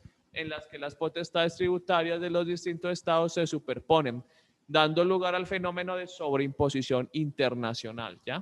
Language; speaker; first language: Spanish; native; Spanish